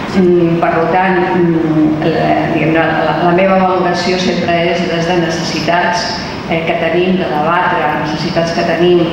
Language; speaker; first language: Catalan; non-native, local second language; Spanish